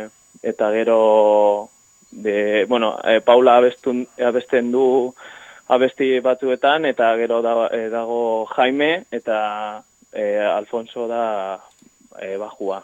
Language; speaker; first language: Basque; non-native, local second language; Spanish